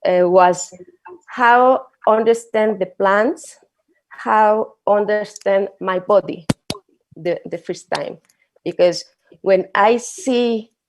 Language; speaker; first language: English; non-native, learner; Spanish